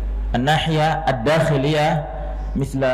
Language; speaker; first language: Arabic; non-native, learner; Indonesian